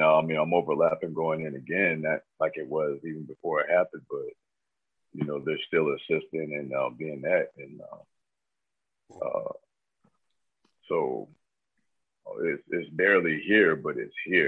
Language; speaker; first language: English; native; English